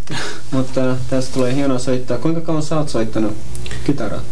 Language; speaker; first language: Finnish; native; Finnish